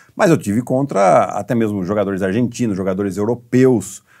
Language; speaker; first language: Portuguese; native; Portuguese